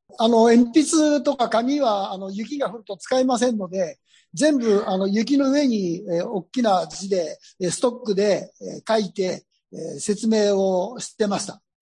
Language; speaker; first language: Japanese; native; Japanese